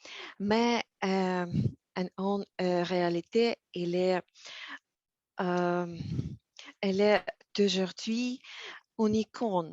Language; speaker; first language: French; non-native, learner; Russian